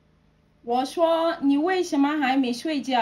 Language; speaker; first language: Chinese; non-native, fluent; Yoruba